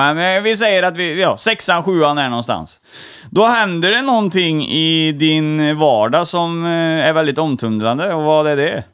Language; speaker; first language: Swedish; native; Swedish